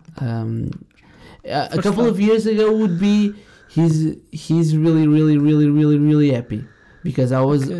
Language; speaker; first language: English; non-native, fluent; Portuguese